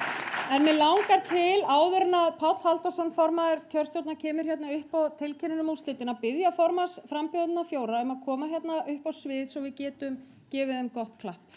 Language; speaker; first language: Icelandic; native; Icelandic